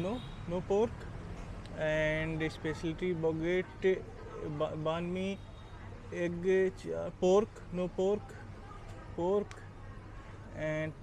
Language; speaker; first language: English; non-native, local second language; Hindi